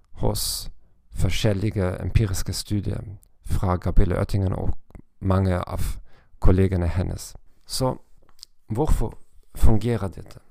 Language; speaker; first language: Norwegian; non-native, learner; German